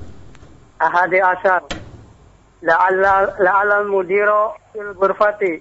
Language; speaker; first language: Arabic; non-native, learner; Indonesian